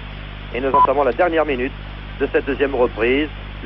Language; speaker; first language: French; native; French